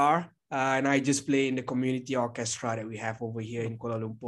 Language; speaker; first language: English; non-native, local second language; Malay